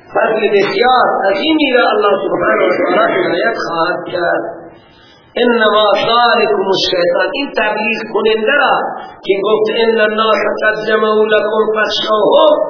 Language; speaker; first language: Persian; native; Persian